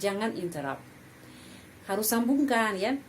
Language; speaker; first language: Indonesian; non-native, fluent; Russian